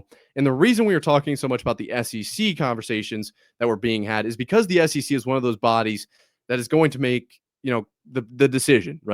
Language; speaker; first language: English; native; English